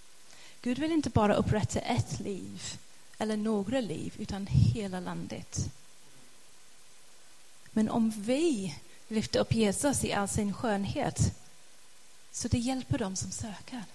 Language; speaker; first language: Swedish; non-native, fluent; English